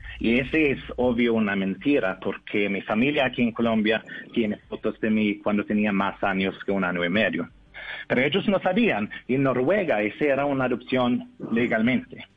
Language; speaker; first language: Spanish; non-native, learner; Norwegian